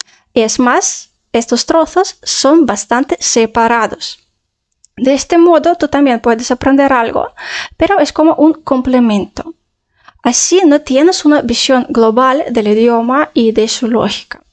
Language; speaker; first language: Spanish; non-native, fluent; Russian